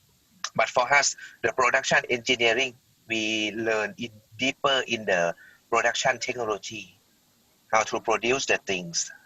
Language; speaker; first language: English; non-native, learner; Thai